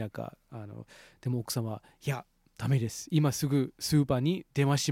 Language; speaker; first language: Japanese; non-native, fluent; English